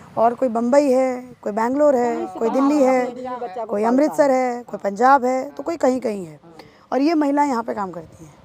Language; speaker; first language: Hindi; native; Hindi